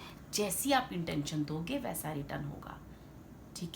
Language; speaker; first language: Hindi; native; Hindi